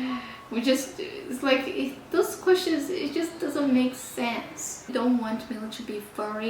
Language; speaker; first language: English; non-native, fluent; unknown